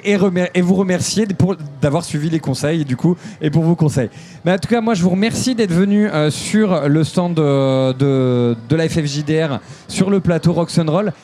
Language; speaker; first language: French; native; French